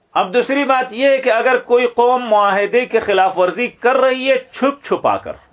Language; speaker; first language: Urdu; non-native, local second language; Pashto